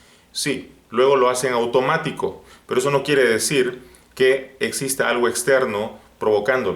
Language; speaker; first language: Spanish; native; Spanish